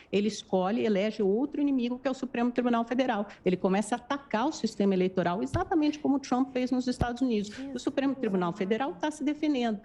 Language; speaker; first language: Portuguese; native; Portuguese